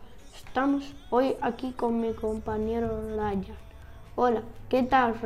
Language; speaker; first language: Spanish; early bilingual, other home language; Turkish